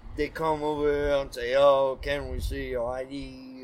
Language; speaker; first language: English; non-native, learner; French